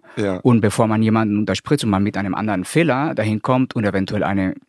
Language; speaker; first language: German; non-native, fluent; Spanish